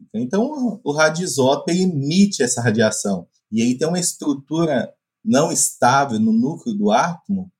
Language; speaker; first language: Portuguese; native; Portuguese